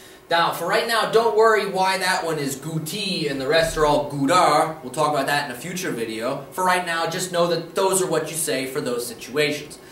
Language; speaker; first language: English; native; English